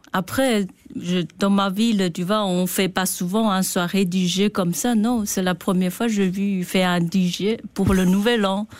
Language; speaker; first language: French; non-native, learner; Chinese